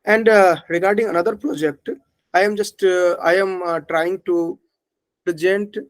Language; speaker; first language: English; non-native, local second language; Hindi